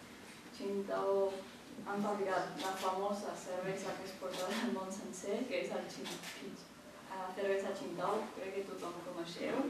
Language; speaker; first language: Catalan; early bilingual, other home language; Chinese